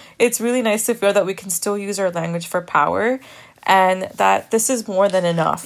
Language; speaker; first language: English; early bilingual, other home language; Spanish